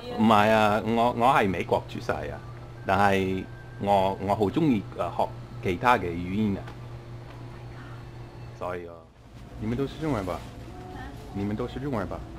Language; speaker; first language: Cantonese; non-native, learner; English